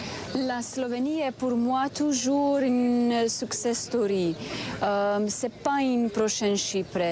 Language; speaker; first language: French; non-native, fluent; Slovenian